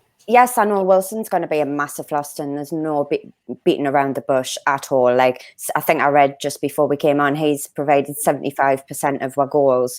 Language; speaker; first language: English; native; English